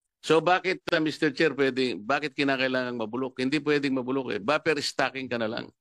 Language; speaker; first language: Filipino; non-native, local second language; Pampanga